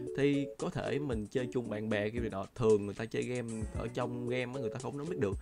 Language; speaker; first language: Vietnamese; non-native, local second language; Chinese